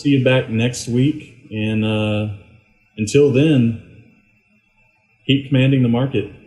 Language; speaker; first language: English; native; English